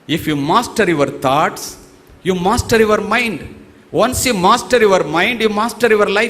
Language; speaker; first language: English; non-native, local second language; Tamil